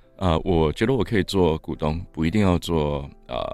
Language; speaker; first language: Chinese; non-native, local second language; English